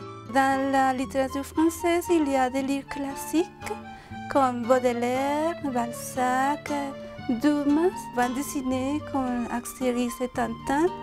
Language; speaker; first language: French; non-native, learner; Spanish